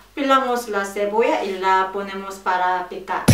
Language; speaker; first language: Spanish; non-native, learner; Korean